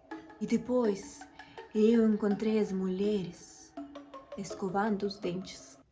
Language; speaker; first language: Portuguese; non-native, fluent; Russian